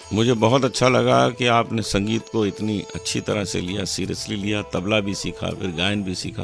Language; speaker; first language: Hindi; native; Hindi